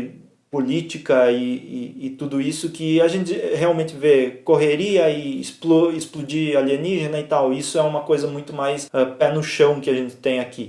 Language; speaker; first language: Portuguese; native; Portuguese